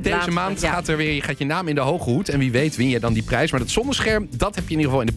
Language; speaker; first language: Dutch; native; Dutch